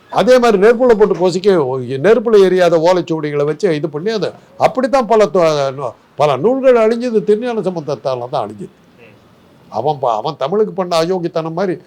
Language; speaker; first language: Tamil; non-native, local second language; Telugu